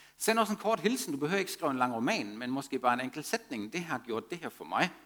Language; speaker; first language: Danish; non-native, fluent; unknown